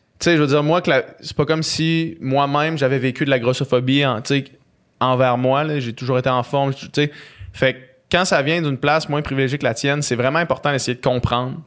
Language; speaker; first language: French; native; French